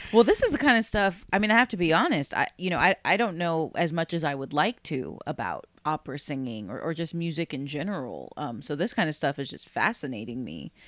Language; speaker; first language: English; native; English